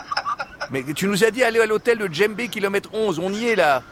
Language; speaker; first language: French; native; French